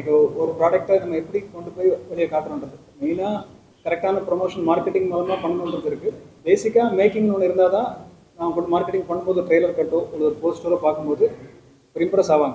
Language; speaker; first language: Tamil; native; Tamil